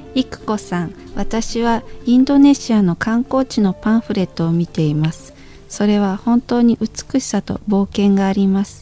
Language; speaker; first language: Japanese; non-native, fluent; Indonesian